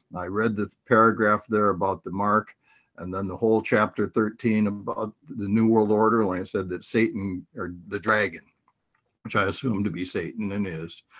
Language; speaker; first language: English; native; English